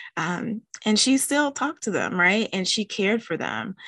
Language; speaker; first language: English; native; English